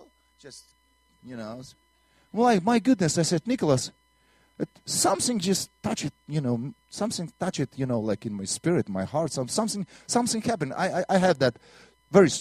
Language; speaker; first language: English; non-native, learner; Russian